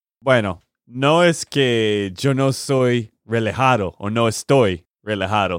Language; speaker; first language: Spanish; non-native, learner; English